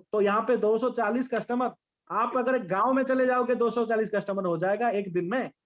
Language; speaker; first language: Hindi; non-native, local second language; Bangla